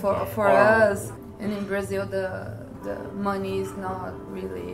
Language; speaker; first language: English; non-native, fluent; Portuguese